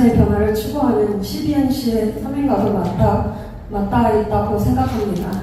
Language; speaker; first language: Korean; early bilingual, heritage; Korean